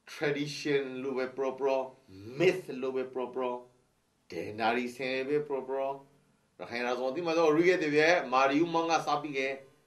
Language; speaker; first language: Burmese; native; Burmese